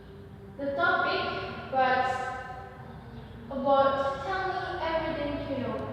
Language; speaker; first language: English; non-native, learner; Indonesian